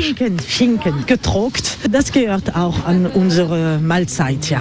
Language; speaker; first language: German; non-native, fluent; French